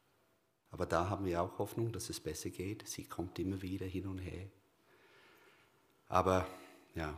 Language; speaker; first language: German; non-native, learner; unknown